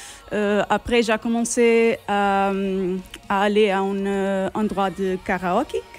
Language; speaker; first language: French; non-native, fluent; Portuguese